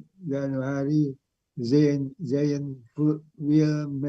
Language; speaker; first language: Dutch; non-native, learner; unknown